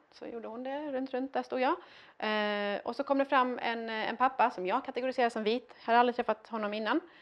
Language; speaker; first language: Swedish; early bilingual, other home language; Persian